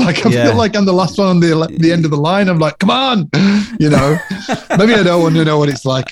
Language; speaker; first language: English; native; English